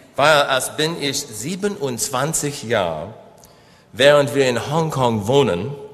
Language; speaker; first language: German; non-native, learner; English